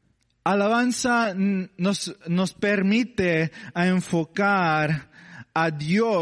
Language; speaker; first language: Spanish; non-native, learner; English